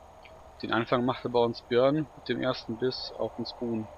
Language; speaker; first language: German; native; German